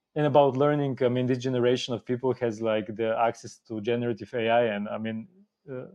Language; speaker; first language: English; non-native, fluent; Bulgarian